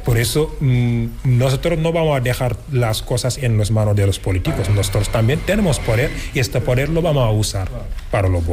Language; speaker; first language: Spanish; non-native, fluent; Wolof